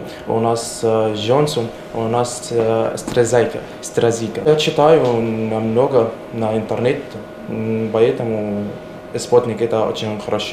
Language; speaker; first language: Russian; non-native, learner; Arabic